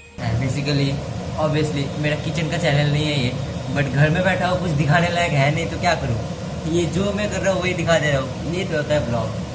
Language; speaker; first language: Hindi; non-native, local second language; Bangla